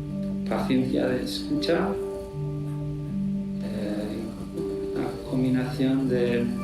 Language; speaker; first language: Spanish; non-native, fluent; English